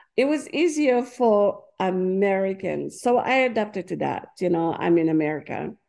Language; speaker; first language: English; non-native, fluent; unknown